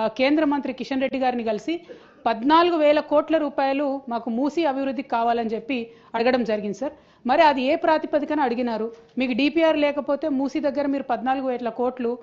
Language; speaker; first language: Telugu; native; Telugu